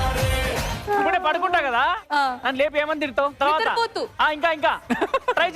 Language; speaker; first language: Telugu; native; Telugu